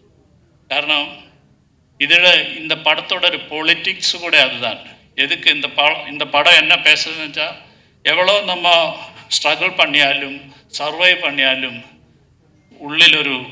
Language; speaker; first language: Tamil; non-native, learner; Malayalam